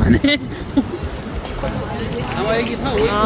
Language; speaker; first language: Korean; non-native, learner; Nepali